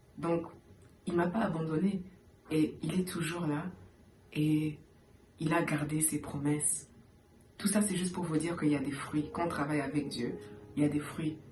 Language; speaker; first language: French; early bilingual, heritage; French